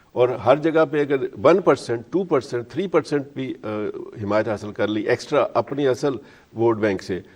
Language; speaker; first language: Urdu; non-native, local second language; Punjabi